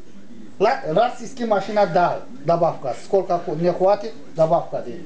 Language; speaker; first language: Russian; non-native, learner; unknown